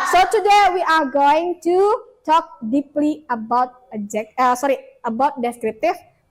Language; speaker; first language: English; non-native, fluent; Indonesian